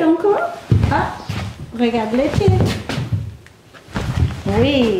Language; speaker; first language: French; non-native, learner; English